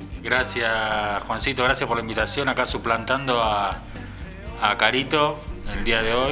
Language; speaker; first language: Spanish; native; Spanish